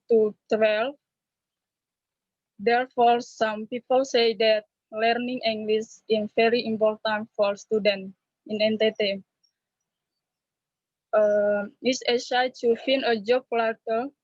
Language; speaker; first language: English; non-native, learner; Indonesian